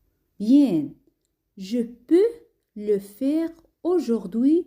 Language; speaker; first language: French; non-native, fluent; Spanish